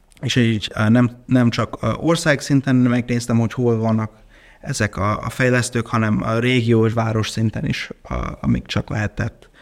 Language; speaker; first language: Hungarian; non-native, fluent; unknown